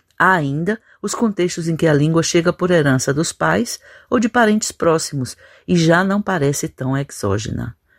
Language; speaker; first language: Portuguese; native; Portuguese